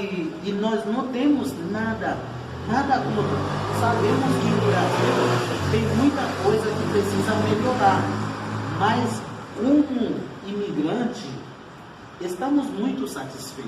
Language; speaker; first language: Portuguese; non-native, fluent; Haitian Creole